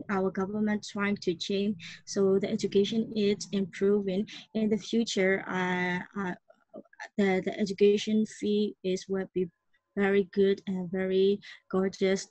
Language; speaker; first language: English; non-native, learner; Burmese